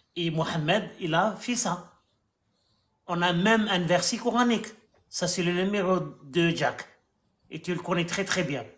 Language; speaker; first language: French; non-native, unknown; Arabic